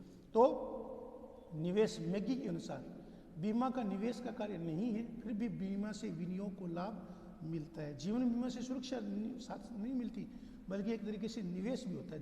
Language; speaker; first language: Hindi; native; Hindi